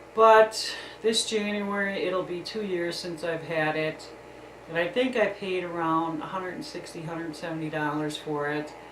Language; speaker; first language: English; native; English